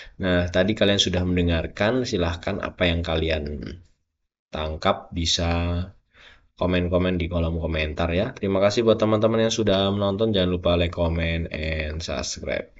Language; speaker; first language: Indonesian; native; Indonesian